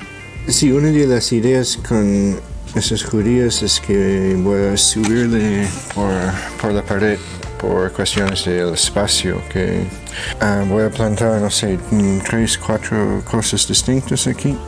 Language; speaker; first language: Spanish; non-native, fluent; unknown